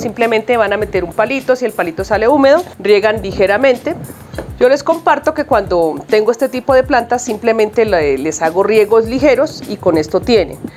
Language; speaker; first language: Spanish; native; Spanish